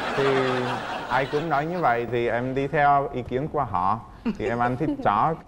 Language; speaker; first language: Vietnamese; non-native, fluent; Czech